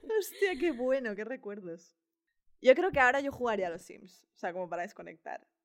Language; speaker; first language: Spanish; native; Spanish